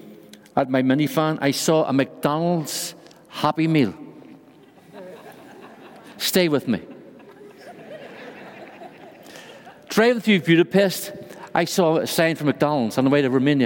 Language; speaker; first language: English; native; English